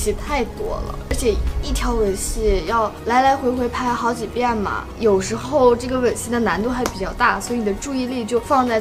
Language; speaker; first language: Chinese; native; Chinese